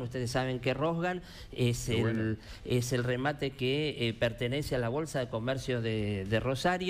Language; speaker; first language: Spanish; native; Spanish